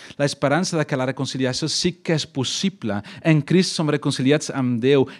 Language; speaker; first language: Catalan; non-native, fluent; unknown